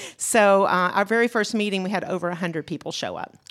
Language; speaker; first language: English; native; English